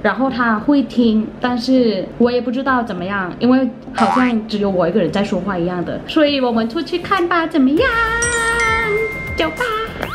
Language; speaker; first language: Chinese; non-native, fluent; Thai